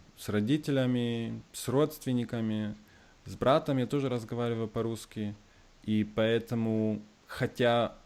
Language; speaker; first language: Russian; early bilingual, heritage; Russian